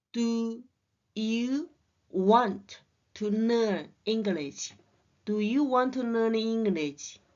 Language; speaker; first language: English; non-native, learner; Chinese